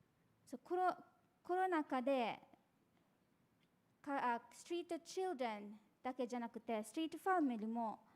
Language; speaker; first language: Japanese; non-native, fluent; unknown